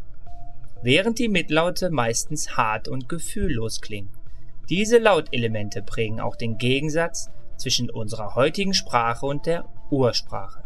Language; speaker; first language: German; native; German